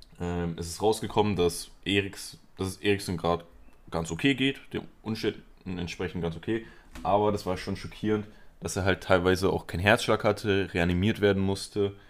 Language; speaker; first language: German; early bilingual, other home language; Spanish